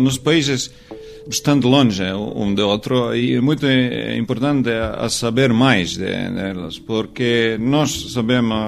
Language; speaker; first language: Portuguese; non-native, learner; Estonian